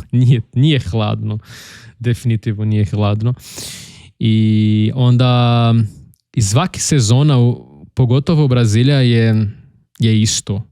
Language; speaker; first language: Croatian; non-native, learner; Portuguese